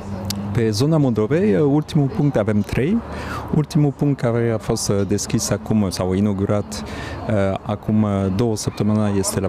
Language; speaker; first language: Romanian; non-native, fluent; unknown